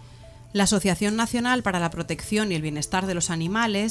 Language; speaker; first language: Spanish; native; Spanish